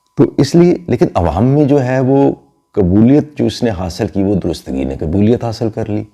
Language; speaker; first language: Urdu; non-native, local second language; Punjabi